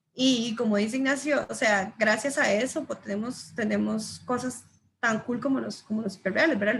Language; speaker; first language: Spanish; native; Spanish